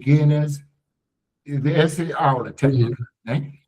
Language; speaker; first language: Portuguese; non-native, learner; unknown